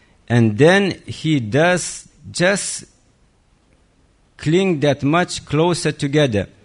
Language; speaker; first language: English; non-native, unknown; Lithuanian